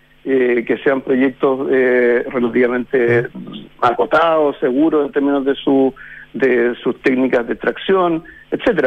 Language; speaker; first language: Spanish; native; Spanish